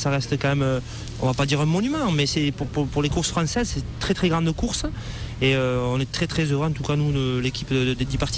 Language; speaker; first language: French; non-native, fluent; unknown